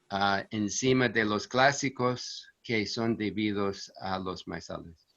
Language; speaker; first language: Spanish; non-native, fluent; English